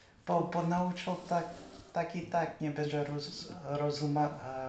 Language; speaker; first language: Polish; early bilingual, heritage; English